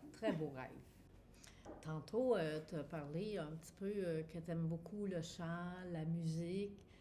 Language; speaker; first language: French; native; French